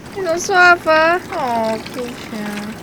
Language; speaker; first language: French; non-native, learner; Chinese